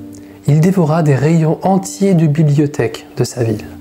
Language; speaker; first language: French; native; French